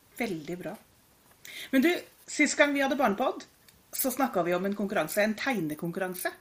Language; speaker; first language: Norwegian; native; Norwegian